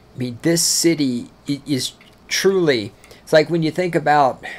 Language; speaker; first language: English; native; English